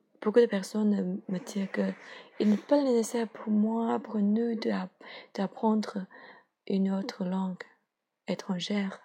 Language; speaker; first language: French; non-native, learner; Chinese